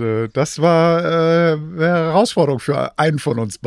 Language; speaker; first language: German; native; German